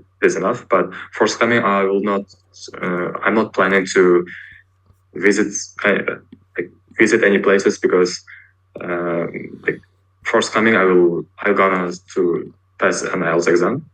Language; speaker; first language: English; non-native, learner; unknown